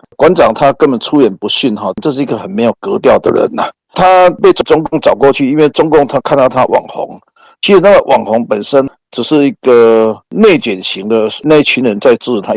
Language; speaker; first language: Chinese; native; Chinese